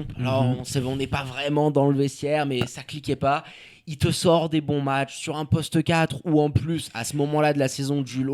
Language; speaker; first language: French; native; French